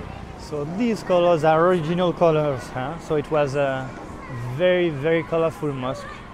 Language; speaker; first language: English; non-native, fluent; French